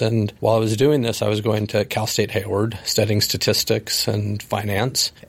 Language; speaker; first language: English; native; English